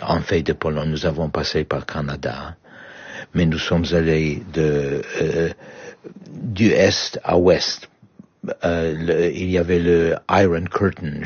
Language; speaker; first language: French; non-native, learner; Polish